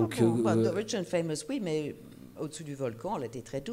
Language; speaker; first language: French; non-native, fluent; English